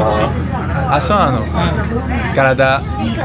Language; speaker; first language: Japanese; non-native, fluent; French